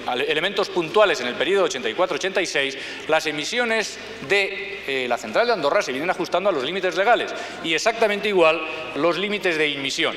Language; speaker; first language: Spanish; native; Spanish